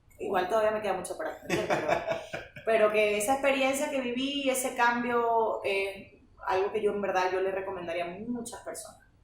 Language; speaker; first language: Spanish; native; Spanish